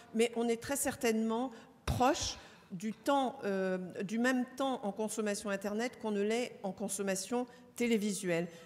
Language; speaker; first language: French; native; French